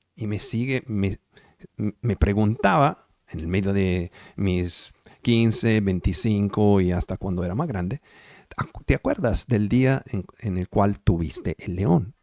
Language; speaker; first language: Spanish; non-native, fluent; Italian